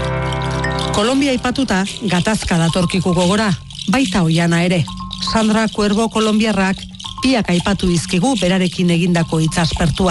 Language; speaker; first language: Basque; native; Basque